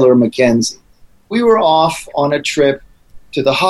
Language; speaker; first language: English; native; English